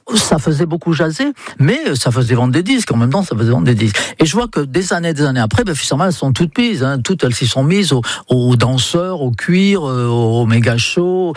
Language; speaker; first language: French; non-native, fluent; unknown